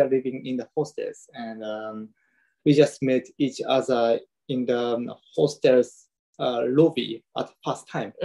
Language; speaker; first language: English; non-native, learner; Japanese